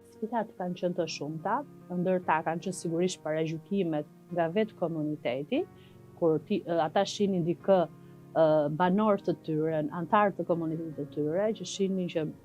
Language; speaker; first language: Albanian; non-native, local second language; Romany